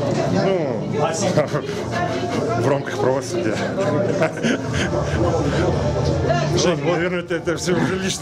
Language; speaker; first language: Russian; native; Russian